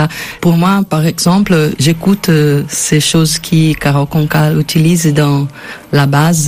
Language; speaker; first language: French; non-native, learner; Portuguese